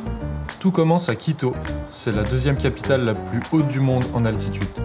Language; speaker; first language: French; native; French